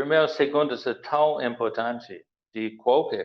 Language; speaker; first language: Portuguese; non-native, learner; English